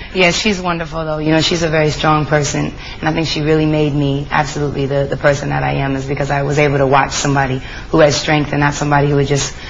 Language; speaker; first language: English; native; English